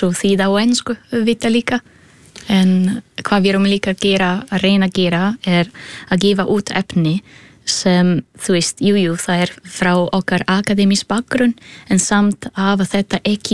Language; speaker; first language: Icelandic; non-native, fluent; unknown